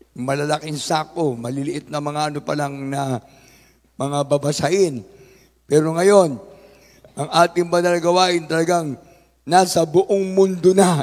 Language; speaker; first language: Filipino; native; Filipino